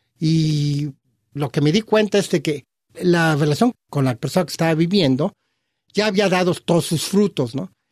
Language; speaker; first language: Spanish; native; Spanish